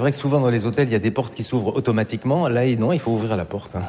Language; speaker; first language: French; native; French